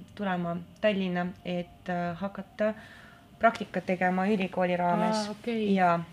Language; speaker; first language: Estonian; non-native, local second language; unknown